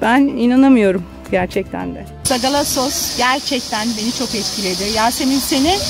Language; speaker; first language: Turkish; native; Turkish